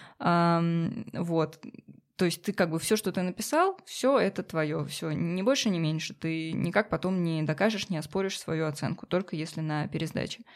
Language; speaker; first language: Russian; native; Russian